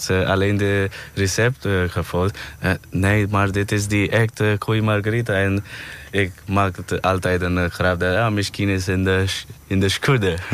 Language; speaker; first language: Dutch; non-native, fluent; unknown